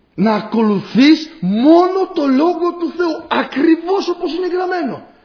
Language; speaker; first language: Greek; non-native, fluent; Polish